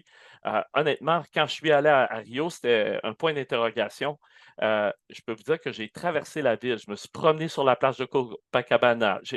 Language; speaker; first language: French; native; French